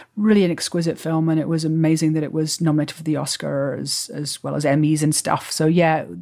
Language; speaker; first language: English; native; English